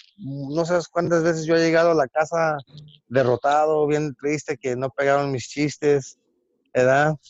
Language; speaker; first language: Spanish; early bilingual, heritage; Spanish